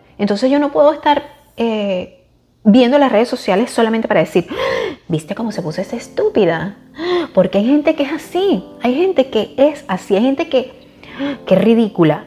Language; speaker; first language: Spanish; native; Spanish